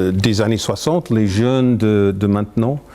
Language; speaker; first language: French; non-native, fluent; English